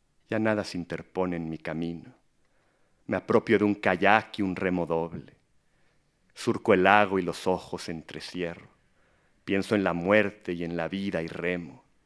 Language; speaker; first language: Spanish; native; Spanish